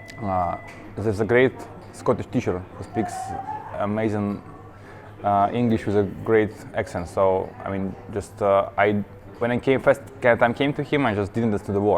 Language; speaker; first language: English; non-native, fluent; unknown